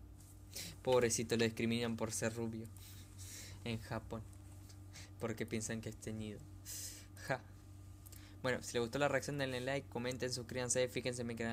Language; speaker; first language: Spanish; native; Spanish